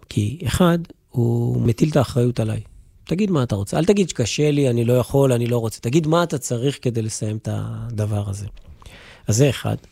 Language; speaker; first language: Hebrew; native; Hebrew